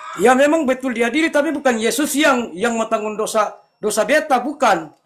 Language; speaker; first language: Indonesian; native; Indonesian